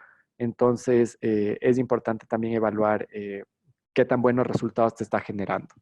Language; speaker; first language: Spanish; native; Spanish